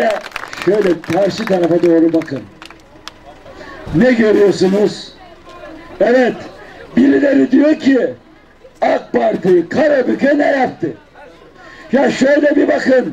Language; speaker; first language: Turkish; native; Turkish